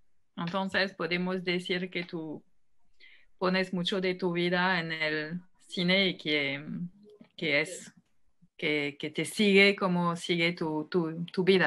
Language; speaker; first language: Spanish; non-native, fluent; French